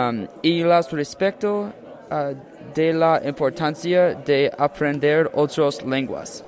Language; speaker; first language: Spanish; non-native, learner; English